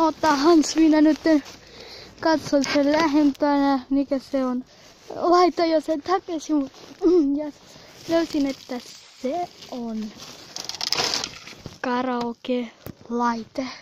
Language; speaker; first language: Finnish; early bilingual, other home language; Russian